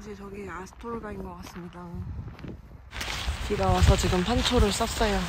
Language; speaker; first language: Korean; native; Korean